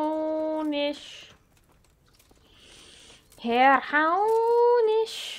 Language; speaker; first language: German; non-native, learner; Dutch